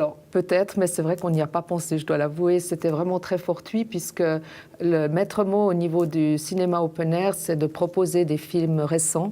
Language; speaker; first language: French; native; French